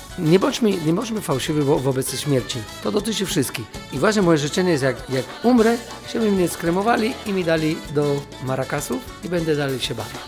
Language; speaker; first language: Polish; non-native, fluent; Spanish